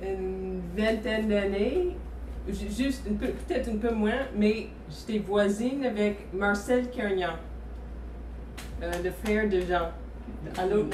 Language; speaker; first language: French; non-native, fluent; English